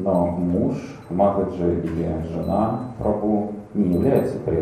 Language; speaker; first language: Russian; native; Russian